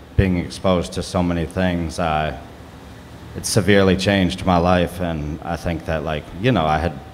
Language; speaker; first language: English; native; English